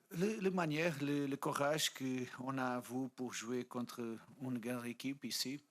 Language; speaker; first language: French; non-native, fluent; Portuguese